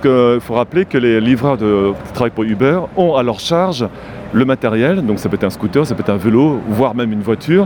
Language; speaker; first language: French; native; French